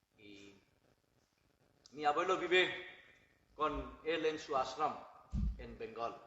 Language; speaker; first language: Spanish; non-native, learner; Bangla